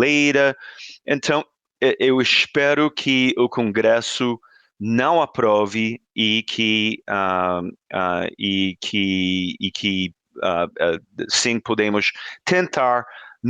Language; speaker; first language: Portuguese; non-native, fluent; English